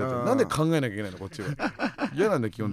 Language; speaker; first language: Japanese; native; Japanese